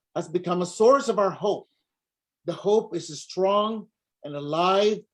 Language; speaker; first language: English; non-native, local second language; Filipino